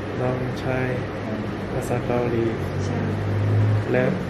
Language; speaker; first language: Thai; non-native, learner; Korean